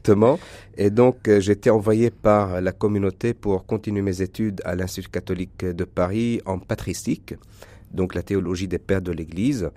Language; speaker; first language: French; non-native, local second language; Arabic